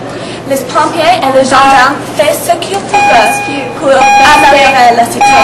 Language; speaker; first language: French; non-native, learner; English